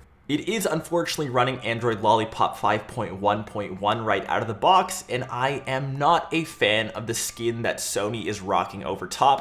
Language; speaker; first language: English; native; English